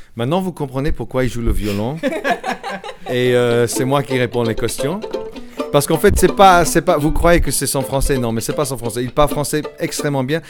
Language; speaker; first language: French; non-native, fluent; English